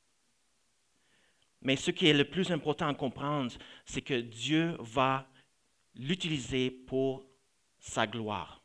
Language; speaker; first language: French; non-native, fluent; English